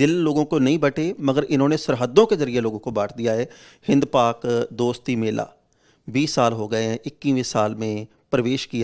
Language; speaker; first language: Hindi; non-native, local second language; Punjabi